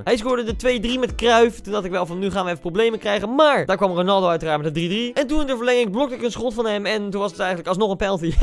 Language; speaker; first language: Dutch; native; Dutch